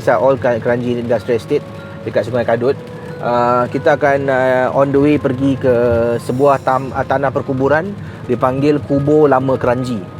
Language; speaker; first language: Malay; native; Malay